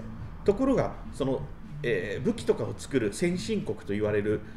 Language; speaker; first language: Japanese; native; Japanese